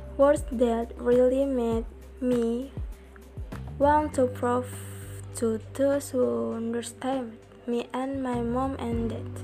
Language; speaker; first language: English; non-native, learner; Indonesian